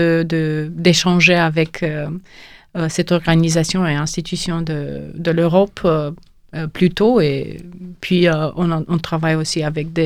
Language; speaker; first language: French; non-native, fluent; Romanian